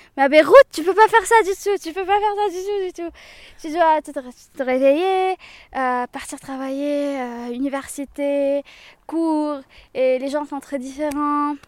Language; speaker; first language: French; non-native, local second language; Arabic